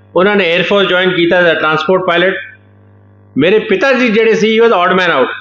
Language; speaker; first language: Hindi; non-native, local second language; Punjabi